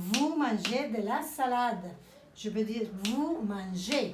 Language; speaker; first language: French; non-native, fluent; Spanish